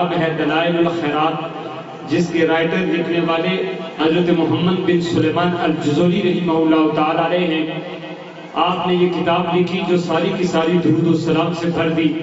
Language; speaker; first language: Urdu; non-native, local second language; Punjabi